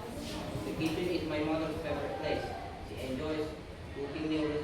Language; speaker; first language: English; non-native, learner; Indonesian